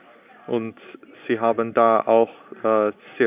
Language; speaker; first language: German; non-native, learner; English